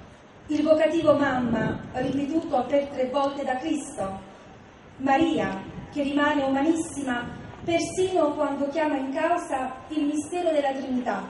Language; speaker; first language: Italian; native; Italian